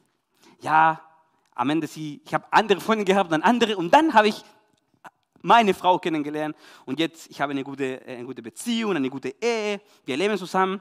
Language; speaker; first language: German; non-native, learner; Spanish